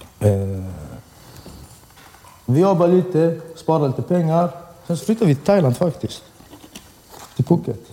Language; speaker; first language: Swedish; early bilingual, other home language; Arabic